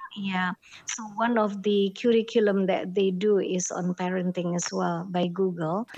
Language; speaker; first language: English; non-native, fluent; Indonesian